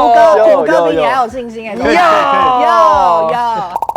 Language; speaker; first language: Chinese; native; Chinese